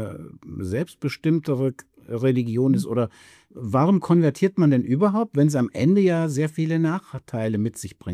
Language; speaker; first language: German; native; German